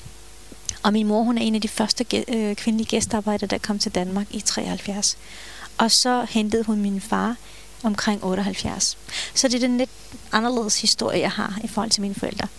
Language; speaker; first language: Danish; early bilingual, other home language; Turkish